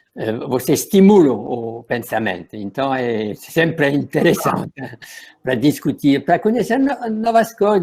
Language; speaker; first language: Portuguese; non-native, fluent; French